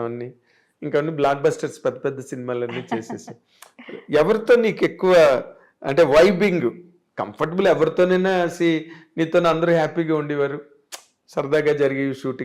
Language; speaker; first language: Telugu; native; Telugu